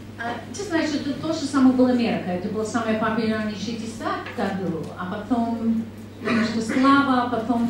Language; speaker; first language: Russian; non-native, learner; English